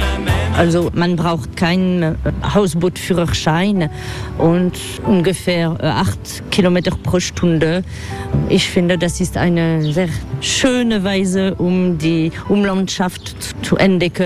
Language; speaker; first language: German; non-native, fluent; French